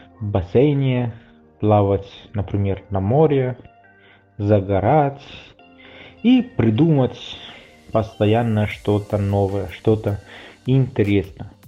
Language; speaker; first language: Russian; non-native, fluent; Italian